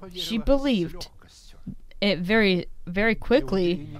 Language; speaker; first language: English; non-native, fluent; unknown